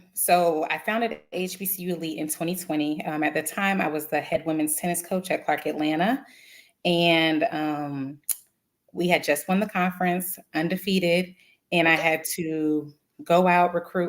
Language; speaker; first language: English; native; English